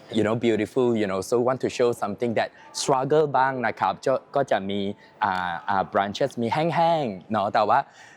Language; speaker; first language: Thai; non-native, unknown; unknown